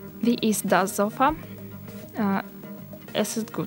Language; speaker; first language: German; non-native, learner; Russian